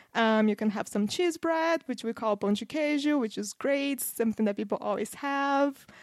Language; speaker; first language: English; non-native, fluent; Portuguese